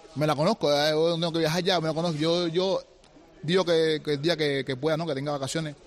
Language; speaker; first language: Spanish; native; Spanish